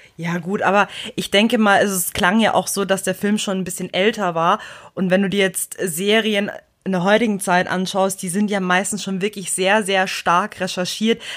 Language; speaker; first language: German; native; German